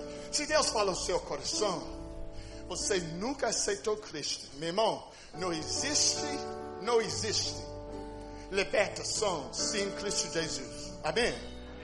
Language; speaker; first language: Portuguese; non-native, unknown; English